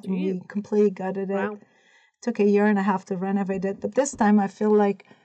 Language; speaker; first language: English; non-native, fluent; Persian